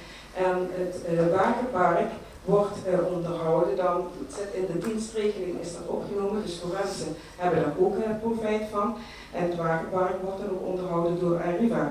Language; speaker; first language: Dutch; native; Dutch